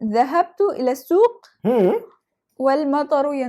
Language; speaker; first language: Arabic; non-native, learner; Urdu